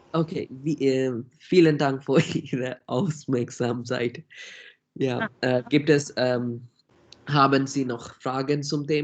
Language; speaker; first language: German; non-native, learner; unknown